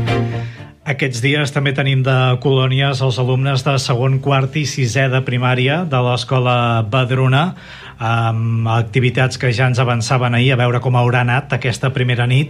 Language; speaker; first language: Catalan; native; Catalan